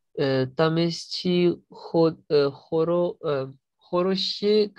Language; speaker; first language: Russian; non-native, learner; French